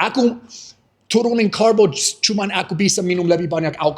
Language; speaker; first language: Indonesian; non-native, fluent; English